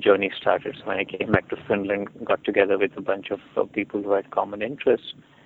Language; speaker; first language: English; non-native, local second language; Hindi